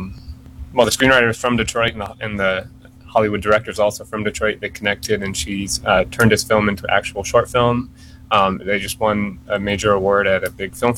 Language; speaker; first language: English; native; English